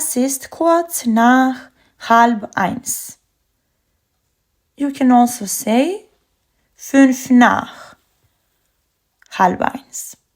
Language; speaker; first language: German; non-native, fluent; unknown